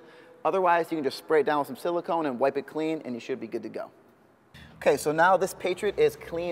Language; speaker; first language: English; native; English